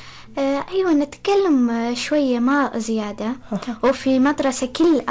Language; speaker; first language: Arabic; non-native, learner; Persian